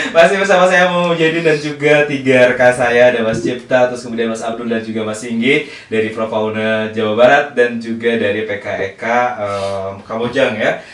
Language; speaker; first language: Indonesian; native; Indonesian